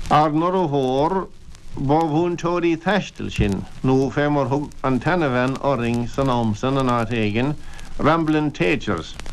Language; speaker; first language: Irish; native; Irish